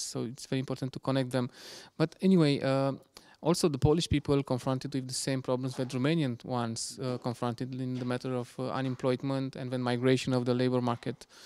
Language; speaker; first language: English; non-native, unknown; Romanian